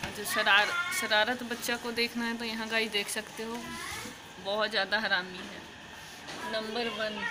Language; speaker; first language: Hindi; native; Hindi